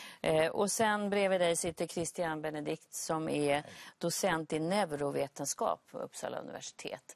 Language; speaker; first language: Swedish; native; Swedish